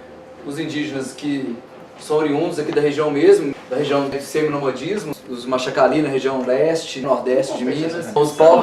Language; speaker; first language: Portuguese; native; Portuguese